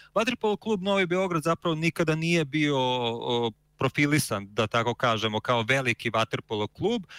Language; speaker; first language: Serbian; native; Serbian